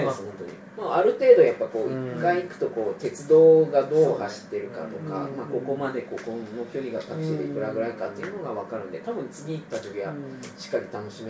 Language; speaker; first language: Japanese; native; Japanese